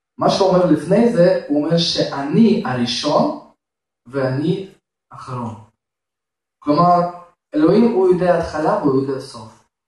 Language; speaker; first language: Hebrew; non-native, fluent; Russian